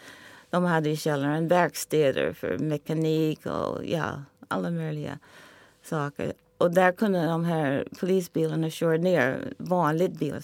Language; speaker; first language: Swedish; non-native, fluent; English